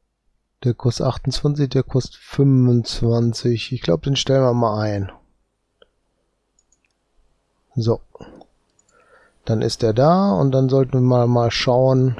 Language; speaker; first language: German; native; German